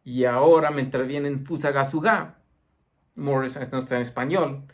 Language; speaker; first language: Spanish; early bilingual, heritage; Spanish